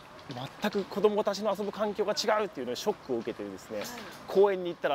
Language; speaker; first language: Japanese; native; Japanese